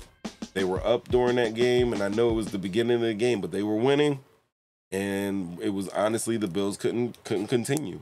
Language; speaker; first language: English; native; English